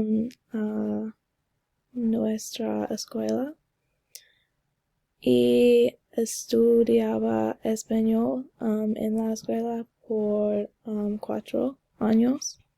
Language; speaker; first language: Spanish; non-native, learner; English